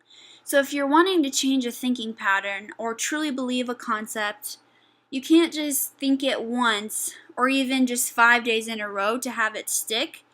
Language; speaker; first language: English; native; English